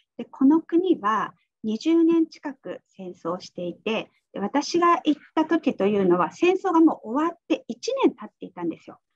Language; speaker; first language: Japanese; native; Japanese